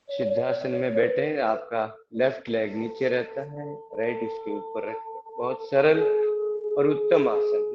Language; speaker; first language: Hindi; non-native, local second language; Kannada